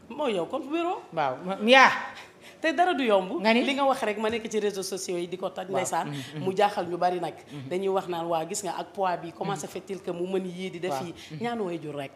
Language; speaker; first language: Wolof; native; Wolof